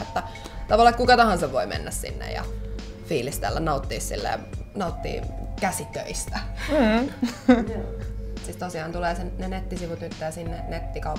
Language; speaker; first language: Finnish; native; Finnish